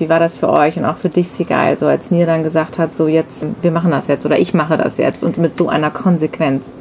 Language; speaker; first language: German; native; German